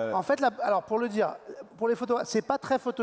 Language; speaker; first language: French; native; French